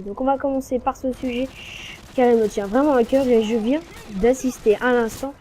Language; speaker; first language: French; native; French